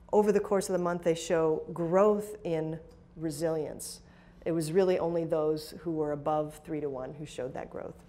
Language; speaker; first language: English; native; English